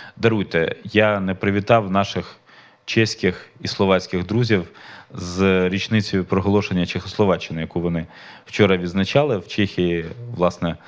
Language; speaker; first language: Ukrainian; native; Ukrainian